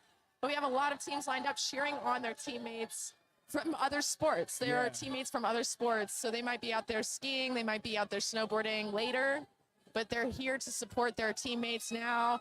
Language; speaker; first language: English; native; English